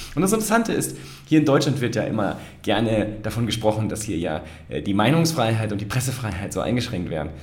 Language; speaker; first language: German; native; German